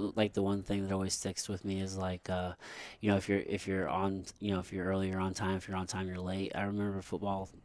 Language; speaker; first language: English; native; English